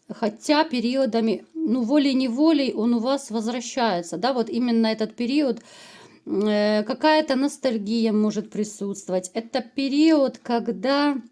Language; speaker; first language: Russian; native; Russian